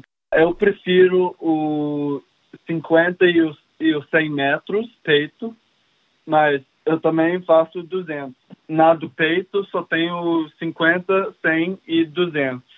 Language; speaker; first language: Portuguese; early bilingual, heritage; English